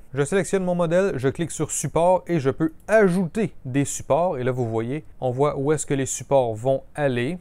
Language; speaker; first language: French; native; French